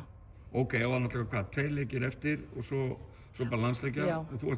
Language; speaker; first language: Icelandic; native; Icelandic